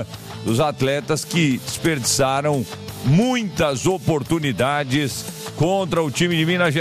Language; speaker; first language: Portuguese; native; Portuguese